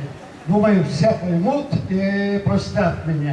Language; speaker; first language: Russian; non-native, local second language; Lithuanian